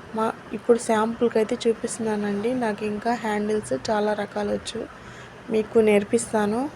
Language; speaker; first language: Telugu; non-native, local second language; Urdu